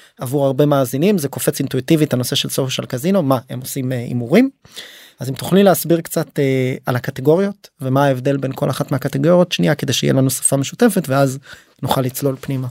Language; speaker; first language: Hebrew; native; Hebrew